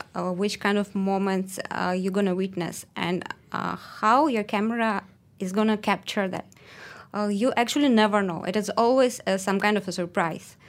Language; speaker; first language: English; non-native, fluent; Russian